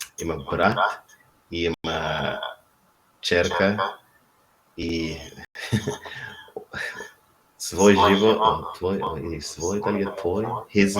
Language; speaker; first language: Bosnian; non-native, learner; English